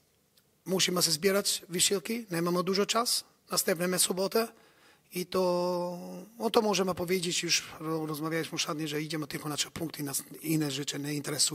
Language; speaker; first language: Polish; non-native, learner; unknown